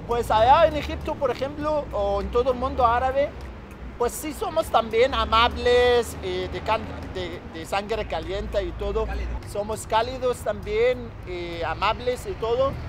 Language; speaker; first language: Spanish; non-native, fluent; Arabic